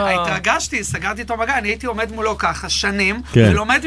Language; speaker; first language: Hebrew; native; Hebrew